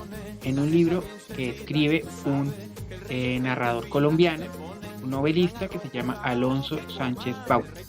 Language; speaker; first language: Spanish; native; Spanish